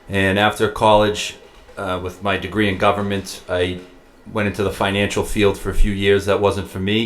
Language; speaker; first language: English; native; English